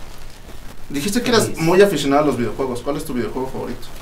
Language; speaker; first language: Spanish; native; Spanish